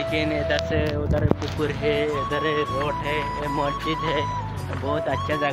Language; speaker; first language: Hindi; non-native, learner; Bangla